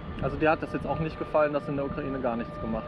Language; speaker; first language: German; native; German